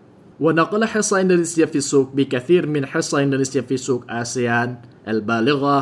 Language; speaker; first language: Arabic; non-native, fluent; Indonesian